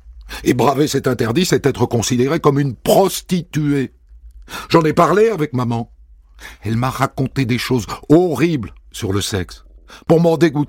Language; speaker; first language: French; native; French